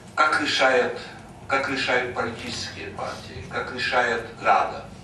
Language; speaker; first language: Russian; non-native, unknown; Hungarian